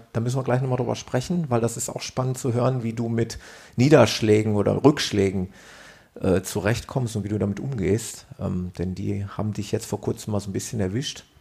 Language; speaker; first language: German; native; German